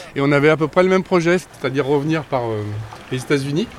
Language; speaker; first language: French; native; French